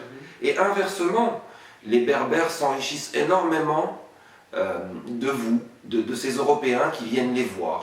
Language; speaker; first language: French; non-native, local second language; Arabic